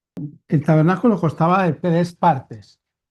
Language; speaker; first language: Spanish; native; Spanish